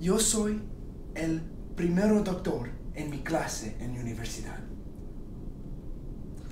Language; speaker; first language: Spanish; non-native, learner; English